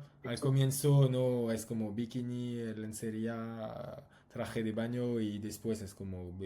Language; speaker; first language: Spanish; non-native, learner; French